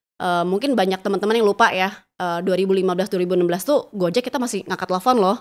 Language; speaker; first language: Indonesian; native; Indonesian